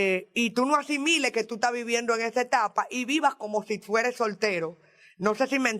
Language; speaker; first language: Spanish; native; Spanish